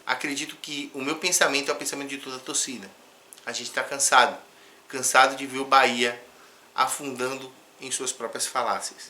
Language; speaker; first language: Portuguese; native; Portuguese